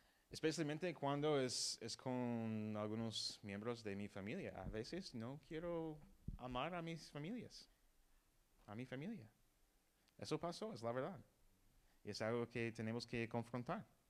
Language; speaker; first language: Spanish; non-native, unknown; English